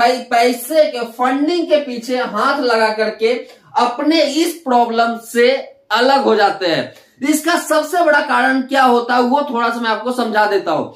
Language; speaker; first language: Hindi; native; Hindi